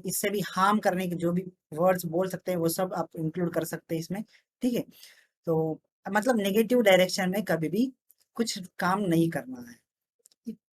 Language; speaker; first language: Hindi; non-native, local second language; Telugu